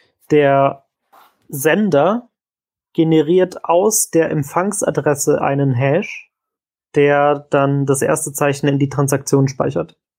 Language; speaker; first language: German; native; German